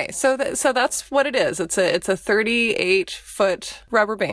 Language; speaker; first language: English; native; English